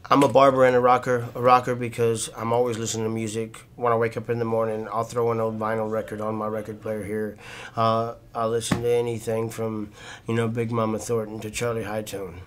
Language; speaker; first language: English; native; English